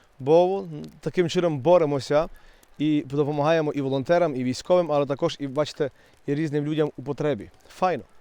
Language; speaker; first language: Ukrainian; native; Ukrainian